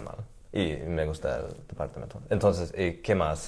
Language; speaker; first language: Spanish; non-native, fluent; English